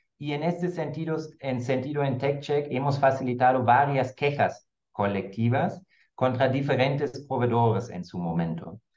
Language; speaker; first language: Spanish; non-native, fluent; German